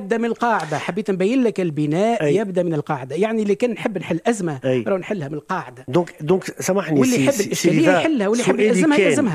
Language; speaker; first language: Arabic; native; Arabic